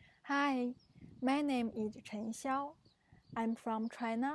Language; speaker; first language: English; non-native, fluent; Chinese